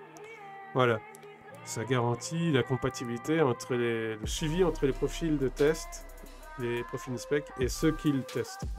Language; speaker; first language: French; native; French